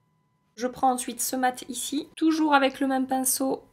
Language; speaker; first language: French; native; French